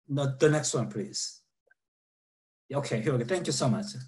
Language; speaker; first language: English; non-native, fluent; Korean